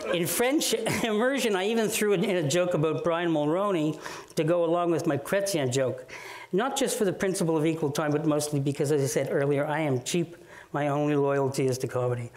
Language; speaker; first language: English; native; English